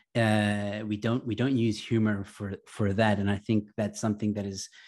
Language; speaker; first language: English; early bilingual, other home language; Arabic